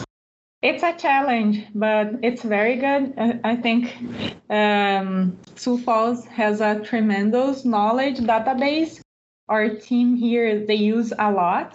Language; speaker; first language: English; non-native, fluent; Portuguese